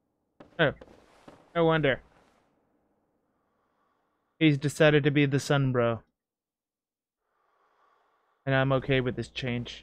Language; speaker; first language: English; native; English